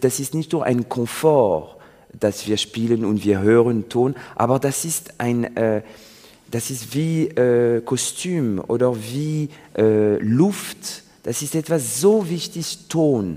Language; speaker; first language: German; non-native, learner; French